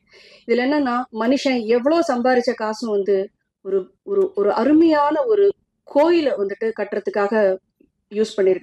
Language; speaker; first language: Tamil; native; Tamil